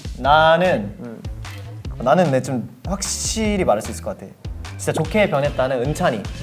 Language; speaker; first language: Korean; native; Korean